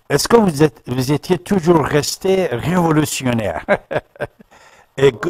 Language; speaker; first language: French; non-native, fluent; Persian